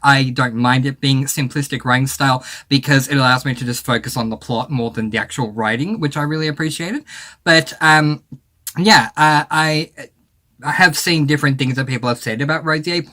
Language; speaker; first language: English; native; English